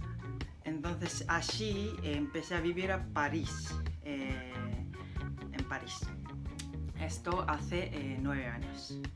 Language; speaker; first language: Spanish; non-native, learner; Japanese